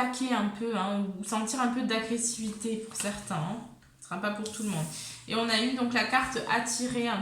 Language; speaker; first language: French; native; French